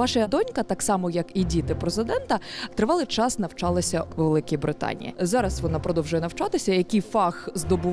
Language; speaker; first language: Ukrainian; native; Ukrainian